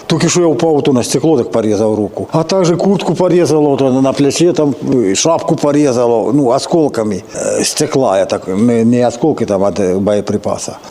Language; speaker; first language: Ukrainian; native; Ukrainian